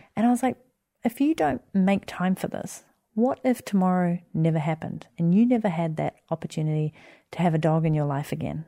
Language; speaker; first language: English; native; English